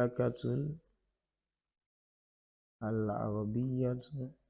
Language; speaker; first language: Arabic; non-native, fluent; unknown